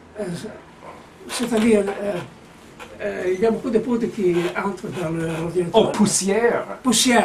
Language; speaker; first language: French; non-native, fluent; Italian